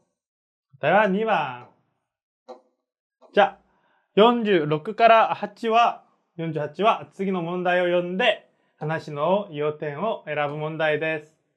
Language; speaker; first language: Japanese; non-native, fluent; Korean